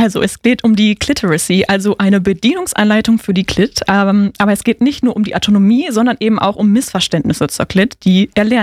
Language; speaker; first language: German; native; German